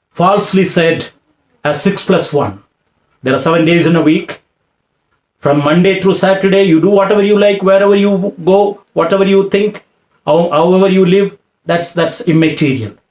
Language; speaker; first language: English; non-native, local second language; Tamil